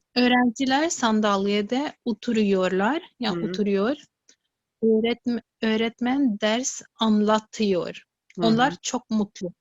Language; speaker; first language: Turkish; non-native, learner; Urdu